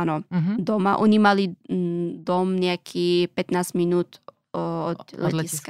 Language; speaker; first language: Slovak; non-native, learner; Pashto